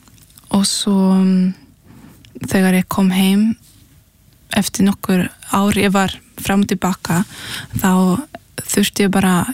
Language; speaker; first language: Icelandic; early bilingual, heritage; Icelandic